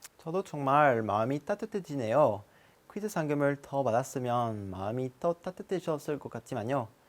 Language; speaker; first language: Korean; non-native, fluent; French